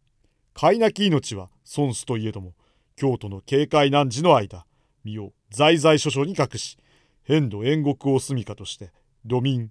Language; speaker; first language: Japanese; native; Japanese